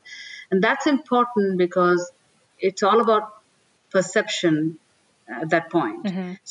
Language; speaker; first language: English; non-native, local second language; Tamil